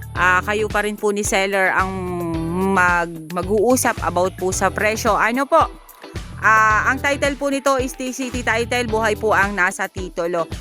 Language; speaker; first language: Filipino; native; Filipino